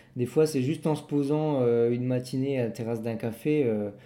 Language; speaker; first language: French; native; French